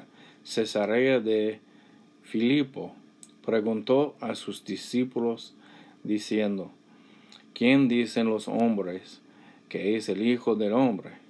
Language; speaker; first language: Spanish; non-native, fluent; English